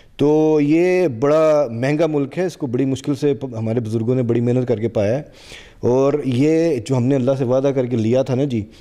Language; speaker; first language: Urdu; non-native, local second language; Punjabi